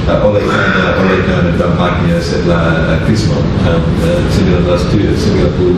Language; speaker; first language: Indonesian; non-native, fluent; English